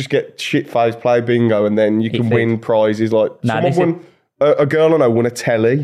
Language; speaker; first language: English; native; English